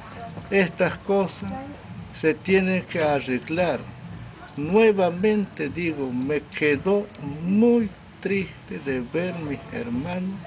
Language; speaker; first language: Spanish; non-native, local second language; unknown